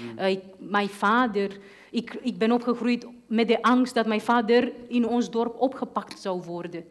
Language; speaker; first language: Dutch; non-native, fluent; Hungarian